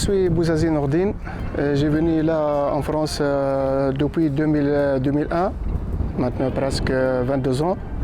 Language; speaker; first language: French; non-native, learner; Arabic